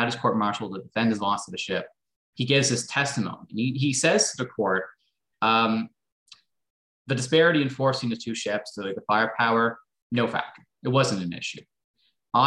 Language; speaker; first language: English; native; English